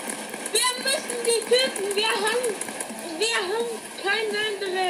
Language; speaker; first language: German; non-native, learner; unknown